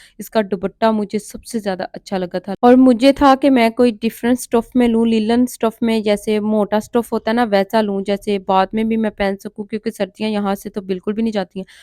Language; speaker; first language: Urdu; non-native, local second language; Punjabi